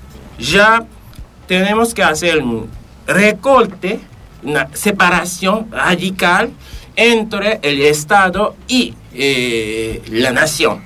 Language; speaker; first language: Spanish; non-native, fluent; Japanese